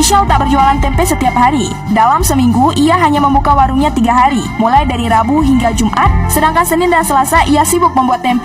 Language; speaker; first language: Indonesian; native; Indonesian